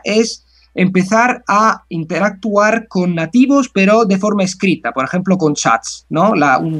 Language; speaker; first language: Spanish; non-native, fluent; Italian